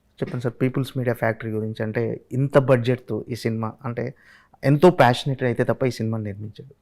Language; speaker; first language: Telugu; native; Telugu